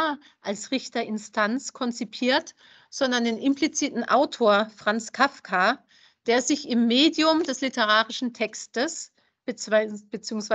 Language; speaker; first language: German; native; German